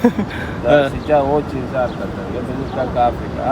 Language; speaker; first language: Russian; non-native, learner; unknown